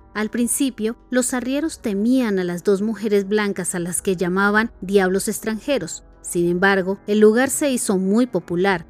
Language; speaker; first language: Spanish; native; Spanish